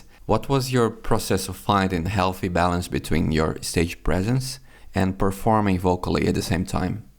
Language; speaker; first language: English; non-native, fluent; Finnish